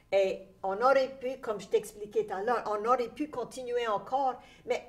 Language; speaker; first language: French; native; French